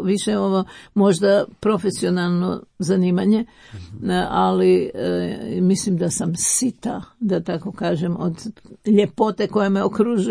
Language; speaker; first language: Croatian; native; Croatian